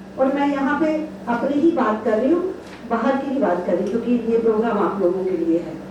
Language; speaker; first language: Hindi; non-native, local second language; Punjabi